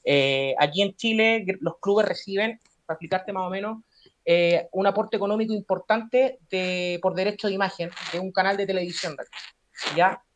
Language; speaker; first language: Spanish; native; Spanish